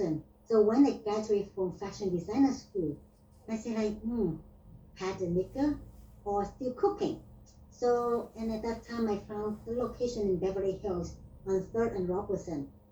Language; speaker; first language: English; non-native, learner; Vietnamese